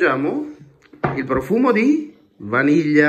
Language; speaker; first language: Italian; native; Italian